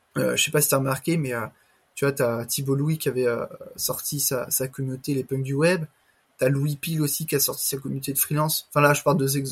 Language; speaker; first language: French; native; French